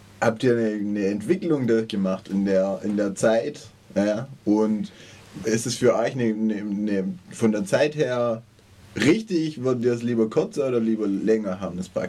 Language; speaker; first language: German; non-native, fluent; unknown